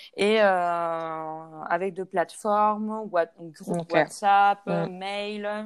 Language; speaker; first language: French; non-native, fluent; Spanish